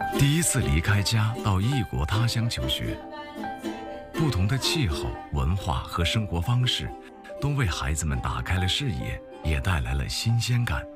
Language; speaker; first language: Chinese; native; Chinese